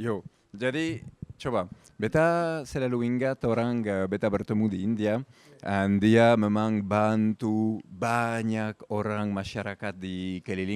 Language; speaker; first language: Indonesian; non-native, fluent; French